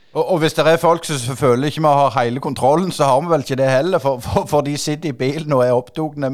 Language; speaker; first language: Norwegian; native; Norwegian